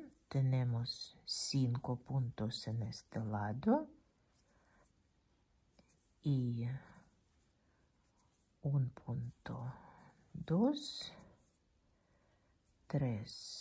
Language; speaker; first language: Spanish; non-native, fluent; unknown